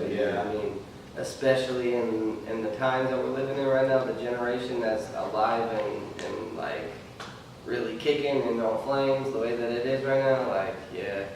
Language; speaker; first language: English; native; English